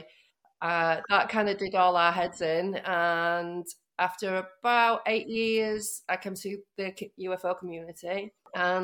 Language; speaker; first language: English; native; English